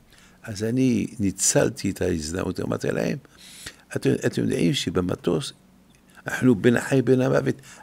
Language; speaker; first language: Hebrew; non-native, fluent; French